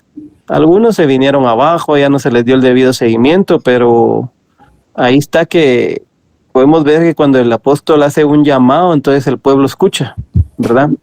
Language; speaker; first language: Spanish; native; Spanish